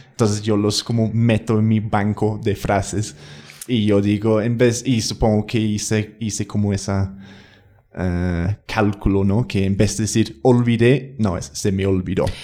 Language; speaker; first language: Spanish; non-native, fluent; English